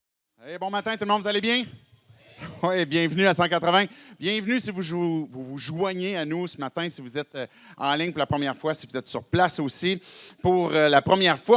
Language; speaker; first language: French; native; French